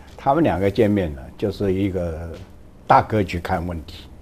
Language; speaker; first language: Chinese; native; Chinese